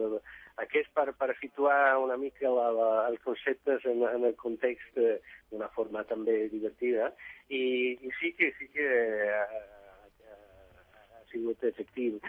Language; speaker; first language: Catalan; non-native, fluent; Italian